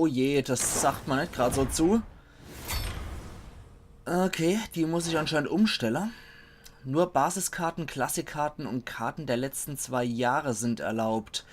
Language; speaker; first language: German; native; German